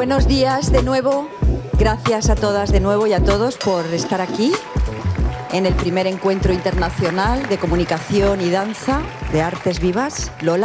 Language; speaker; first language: Spanish; native; Spanish